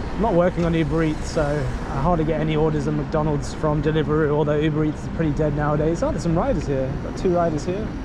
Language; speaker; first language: English; native; English